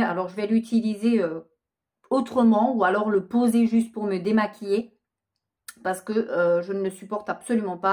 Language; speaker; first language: French; native; French